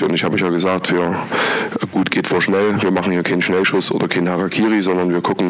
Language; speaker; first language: German; native; German